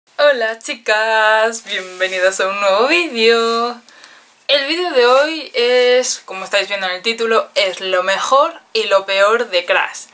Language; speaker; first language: Spanish; native; Spanish